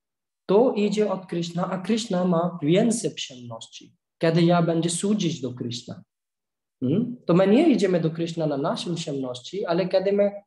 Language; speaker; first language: Polish; non-native, learner; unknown